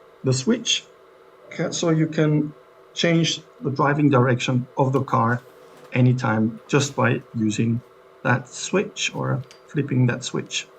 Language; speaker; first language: English; non-native, fluent; German